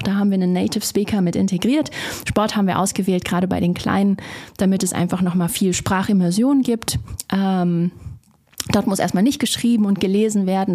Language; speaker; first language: German; native; German